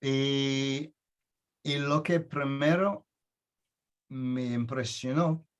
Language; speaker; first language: Spanish; non-native, fluent; English